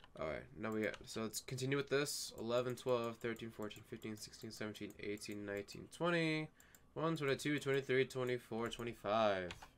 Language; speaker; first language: English; native; English